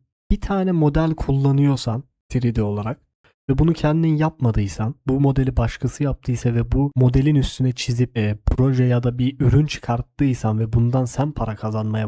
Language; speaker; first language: Turkish; native; Turkish